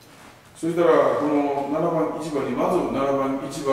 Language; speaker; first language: Japanese; native; Japanese